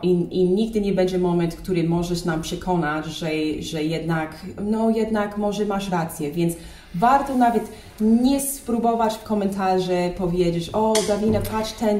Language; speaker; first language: Polish; non-native, learner; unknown